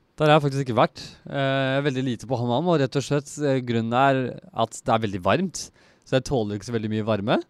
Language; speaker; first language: Norwegian; early bilingual, other home language; Turkish